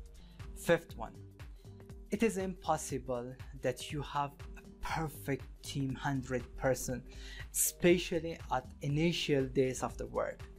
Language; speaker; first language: English; non-native, fluent; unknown